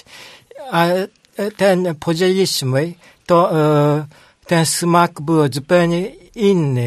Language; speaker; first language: Polish; non-native, learner; Japanese